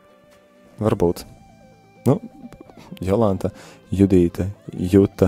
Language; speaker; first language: Latvian; native; Latvian